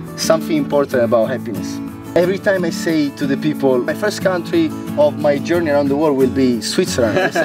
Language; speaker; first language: English; non-native, fluent; Italian